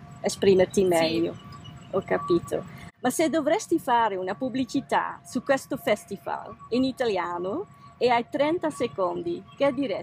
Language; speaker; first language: Italian; non-native, local second language; German